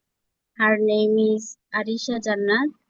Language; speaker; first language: English; non-native, learner; Bangla